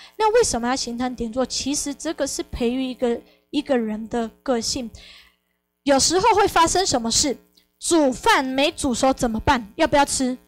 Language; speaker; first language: Chinese; non-native, fluent; Spanish